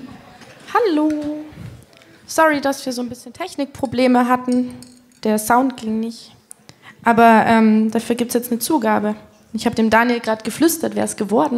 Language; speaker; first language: German; native; German